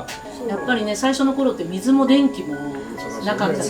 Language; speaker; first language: Japanese; native; Japanese